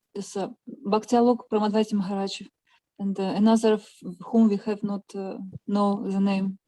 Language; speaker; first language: English; non-native, learner; Russian